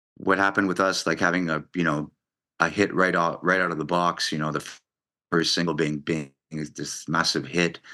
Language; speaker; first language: English; native; English